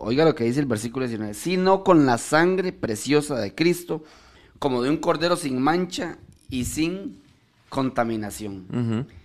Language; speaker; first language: Spanish; native; Spanish